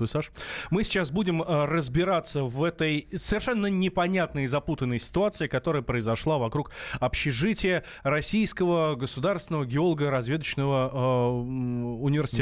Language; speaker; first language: Russian; native; Russian